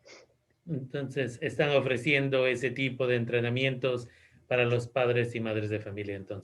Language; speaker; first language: Spanish; native; Spanish